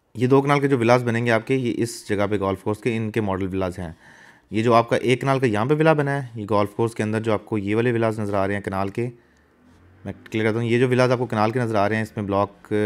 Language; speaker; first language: Urdu; native; Urdu